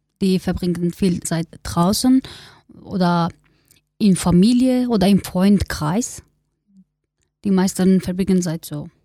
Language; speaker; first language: German; non-native, learner; Kurdish